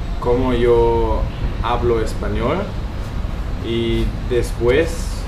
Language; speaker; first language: Spanish; non-native, fluent; German